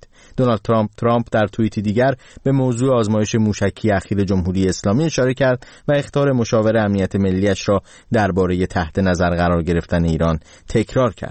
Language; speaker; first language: Persian; native; Persian